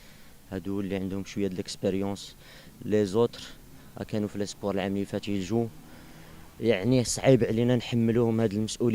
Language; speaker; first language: Arabic; native; Arabic